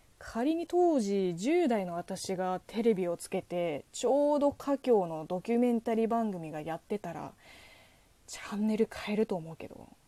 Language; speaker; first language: Japanese; non-native, fluent; Chinese